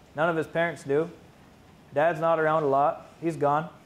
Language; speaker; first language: English; native; English